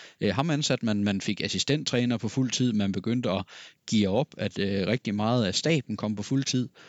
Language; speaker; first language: Danish; native; Danish